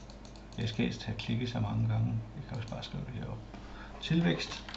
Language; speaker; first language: Danish; native; Danish